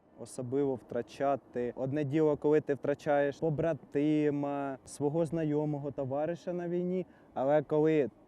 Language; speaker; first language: Ukrainian; non-native, local second language; Russian